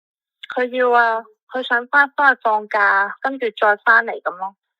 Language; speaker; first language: Cantonese; native; Cantonese